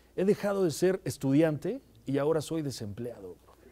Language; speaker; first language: Spanish; native; Spanish